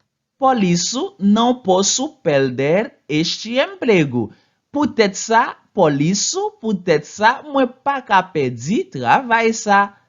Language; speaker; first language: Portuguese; non-native, fluent; Haitian Creole